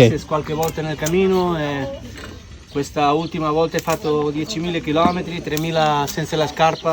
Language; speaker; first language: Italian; non-native, learner; Spanish